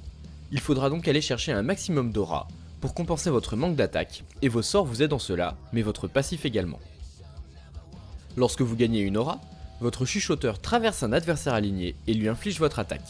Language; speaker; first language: French; native; French